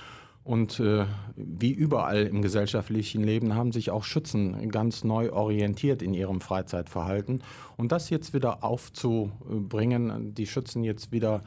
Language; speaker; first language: German; native; German